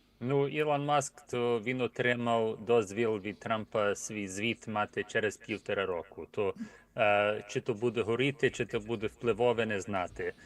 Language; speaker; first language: Ukrainian; early bilingual, heritage; Ukrainian